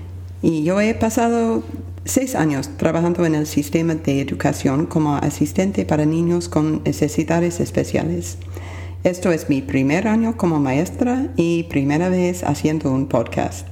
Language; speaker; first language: Spanish; non-native, fluent; English